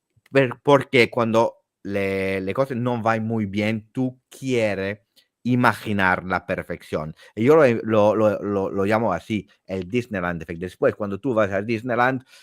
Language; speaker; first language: Spanish; non-native, fluent; Italian